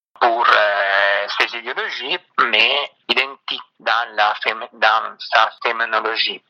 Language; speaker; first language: French; non-native, fluent; Italian